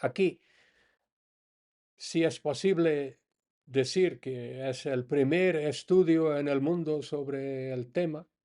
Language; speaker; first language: Spanish; non-native, fluent; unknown